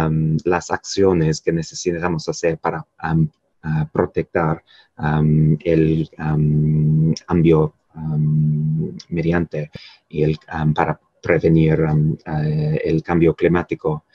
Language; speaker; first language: Spanish; non-native, fluent; English